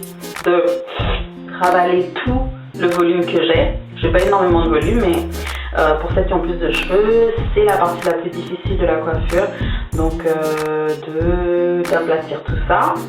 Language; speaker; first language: French; native; French